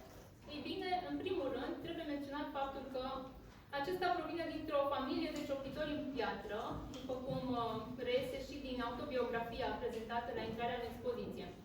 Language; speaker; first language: Romanian; native; Romanian